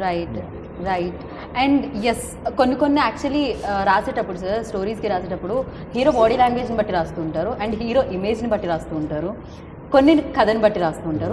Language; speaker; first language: Telugu; native; Telugu